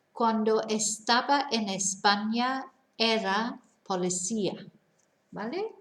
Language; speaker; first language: Spanish; non-native, fluent; English